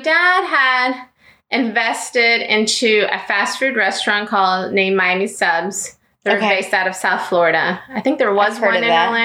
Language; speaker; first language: English; early bilingual, other home language; Greek